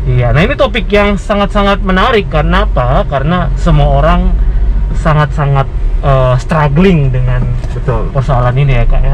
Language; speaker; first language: Indonesian; native; Indonesian